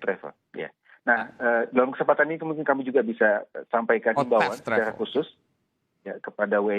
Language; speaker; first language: Indonesian; native; Indonesian